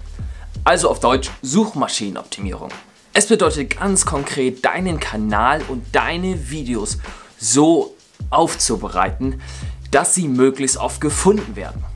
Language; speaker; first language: German; native; German